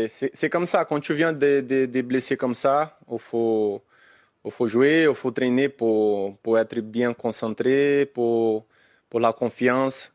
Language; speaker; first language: French; non-native, learner; Portuguese